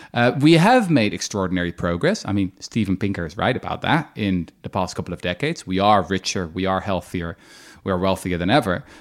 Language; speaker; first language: English; non-native, fluent; Dutch